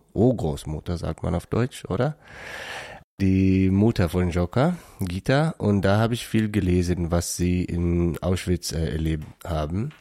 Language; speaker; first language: German; non-native, learner; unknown